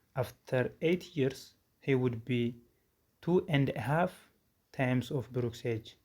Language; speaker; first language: English; non-native, local second language; Amharic